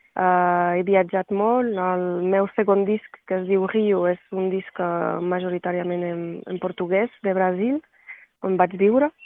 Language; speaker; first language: Catalan; non-native, local second language; French